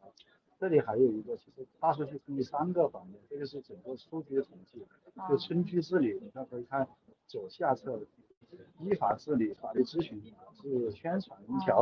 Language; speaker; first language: Chinese; native; Chinese